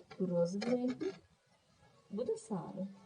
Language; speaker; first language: Turkish; non-native, learner; Azerbaijani